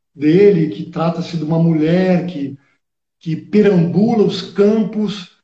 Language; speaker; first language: Portuguese; early bilingual, other home language; Spanish